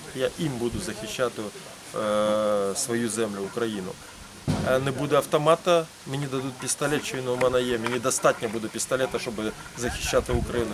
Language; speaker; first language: Ukrainian; early bilingual, heritage; Ukrainian